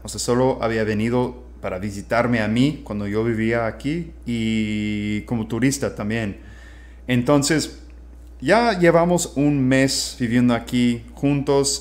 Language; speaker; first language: Spanish; non-native, fluent; English